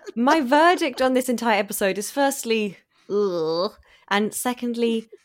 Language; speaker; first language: English; non-native, fluent; German